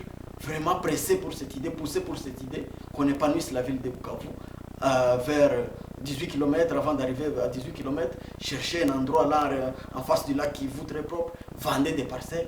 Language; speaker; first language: French; non-native, local second language; Swahili